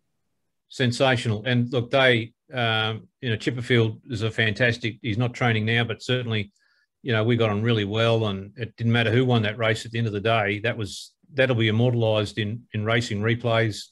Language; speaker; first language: English; native; English